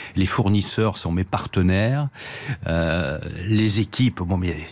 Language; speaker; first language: French; native; French